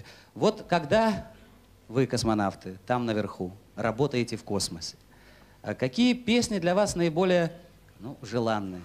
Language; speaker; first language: Russian; native; Russian